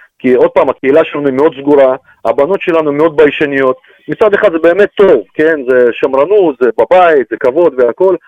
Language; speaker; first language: Hebrew; non-native, fluent; Russian